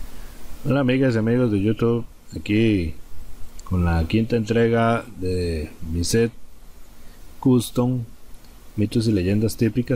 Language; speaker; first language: Spanish; native; Spanish